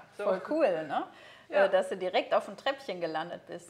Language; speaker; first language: German; native; German